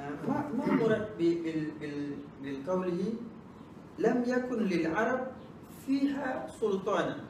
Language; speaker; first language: Arabic; non-native, learner; Malay